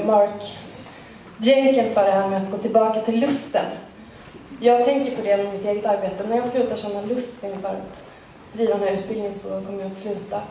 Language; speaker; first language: Swedish; native; Swedish